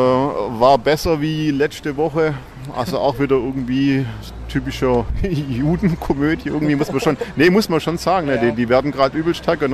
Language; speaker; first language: German; native; German